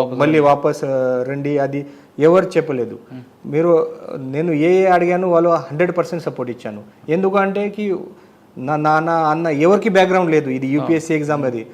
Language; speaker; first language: Telugu; non-native, learner; Marathi